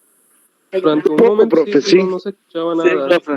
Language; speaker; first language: Spanish; native; Spanish